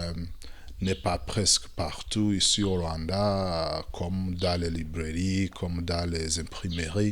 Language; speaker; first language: French; non-native, local second language; Kinyarwanda